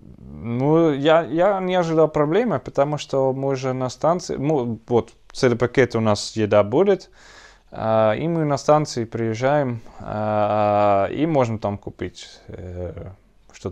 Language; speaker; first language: Russian; non-native, learner; Dutch